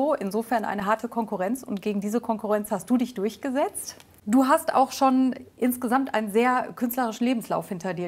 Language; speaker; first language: German; native; German